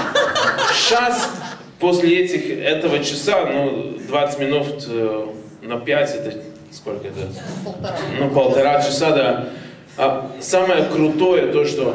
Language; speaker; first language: Russian; non-native, learner; Latvian